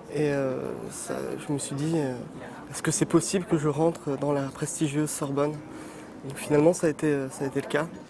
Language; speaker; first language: French; native; French